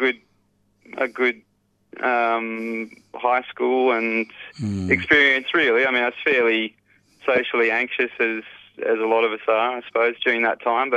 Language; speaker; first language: English; native; English